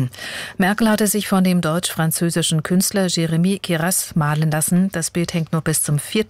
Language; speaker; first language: German; native; German